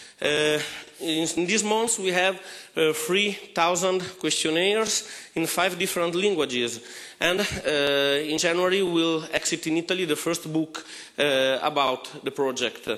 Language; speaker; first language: English; non-native, fluent; Italian